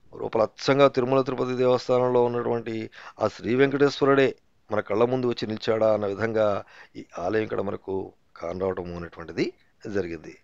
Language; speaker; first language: Telugu; native; Telugu